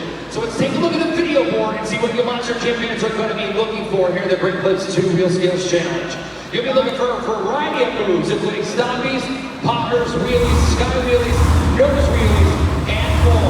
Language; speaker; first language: English; native; English